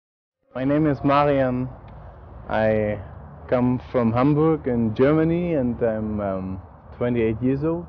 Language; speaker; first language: English; non-native, fluent; German